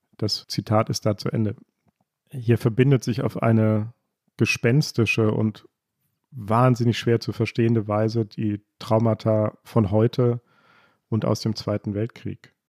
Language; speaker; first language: German; native; German